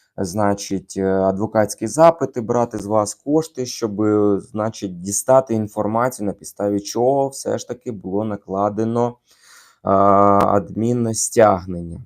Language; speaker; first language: Ukrainian; native; Ukrainian